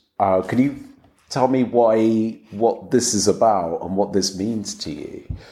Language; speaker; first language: English; native; English